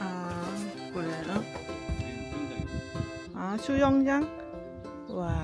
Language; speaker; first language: Korean; non-native, learner; Lao